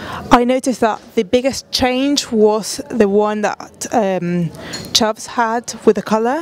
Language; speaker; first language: English; non-native, fluent; Spanish